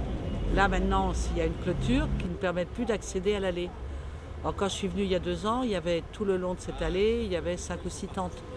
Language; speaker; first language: French; native; French